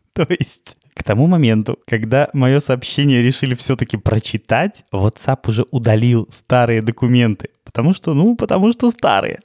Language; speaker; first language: Russian; native; Russian